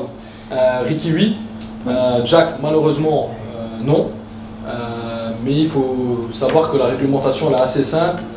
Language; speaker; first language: French; native; French